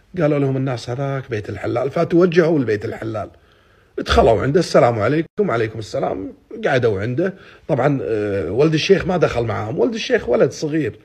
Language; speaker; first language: Arabic; native; Arabic